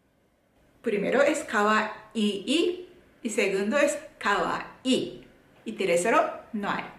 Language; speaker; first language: Spanish; non-native, fluent; Japanese